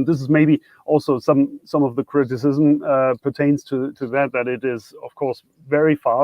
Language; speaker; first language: English; non-native, fluent; German